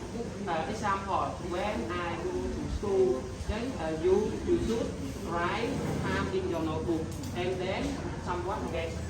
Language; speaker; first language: English; non-native, learner; Khmer